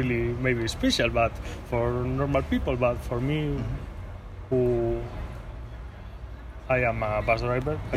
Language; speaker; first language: English; non-native, learner; Spanish